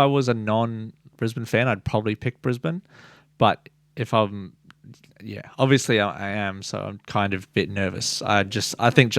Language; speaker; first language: English; native; English